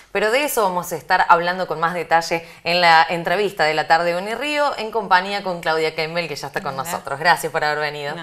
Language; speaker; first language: Spanish; native; Spanish